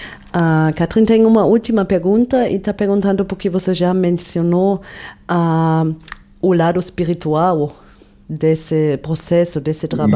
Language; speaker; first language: Portuguese; non-native, fluent; German